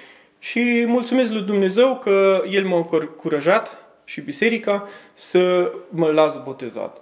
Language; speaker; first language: Romanian; early bilingual, heritage; Romanian